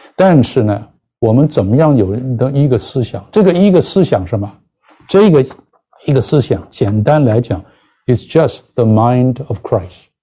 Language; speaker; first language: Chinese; non-native, local second language; Cantonese